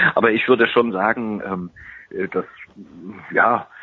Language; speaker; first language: German; native; German